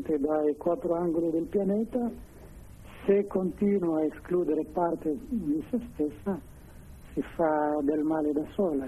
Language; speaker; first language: Italian; non-native, fluent; Arabic